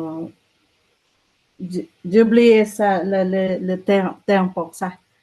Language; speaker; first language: French; non-native, learner; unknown